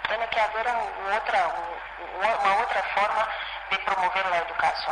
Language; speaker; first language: Spanish; non-native, fluent; Portuguese